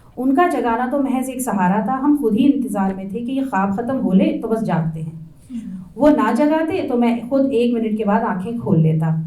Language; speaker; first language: Urdu; native; Urdu